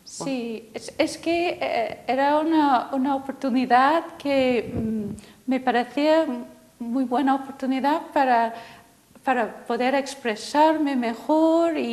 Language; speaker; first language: Spanish; non-native, fluent; English